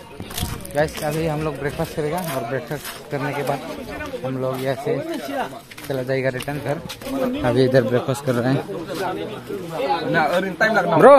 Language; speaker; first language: Hindi; non-native, local second language; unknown